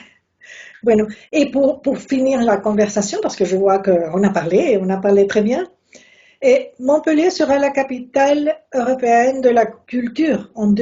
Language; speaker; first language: French; non-native, fluent; Spanish